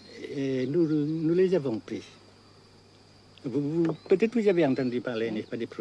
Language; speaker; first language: French; non-native, fluent; Vietnamese